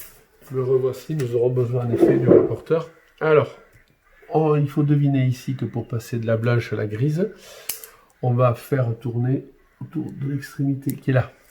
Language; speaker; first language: French; native; French